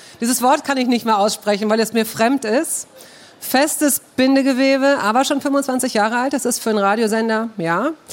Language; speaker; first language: German; native; German